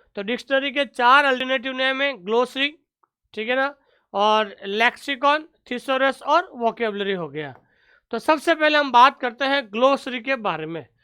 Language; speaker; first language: Hindi; native; Hindi